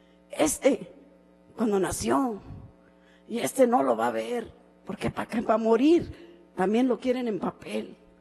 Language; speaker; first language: Spanish; early bilingual, heritage; Spanish